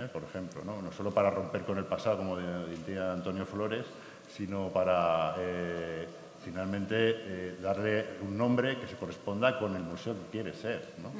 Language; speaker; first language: Spanish; native; Spanish